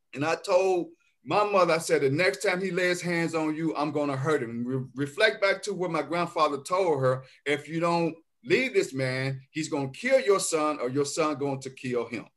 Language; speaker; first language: English; native; English